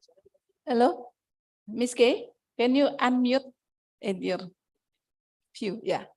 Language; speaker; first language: English; non-native, fluent; Indonesian